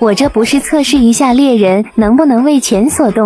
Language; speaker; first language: Chinese; native; Chinese